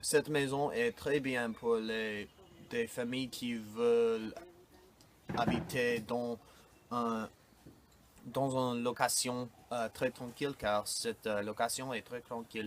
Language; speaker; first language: French; non-native, learner; English